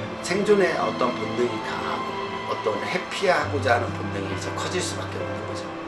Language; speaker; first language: Korean; native; Korean